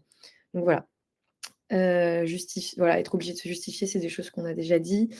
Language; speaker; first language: French; native; French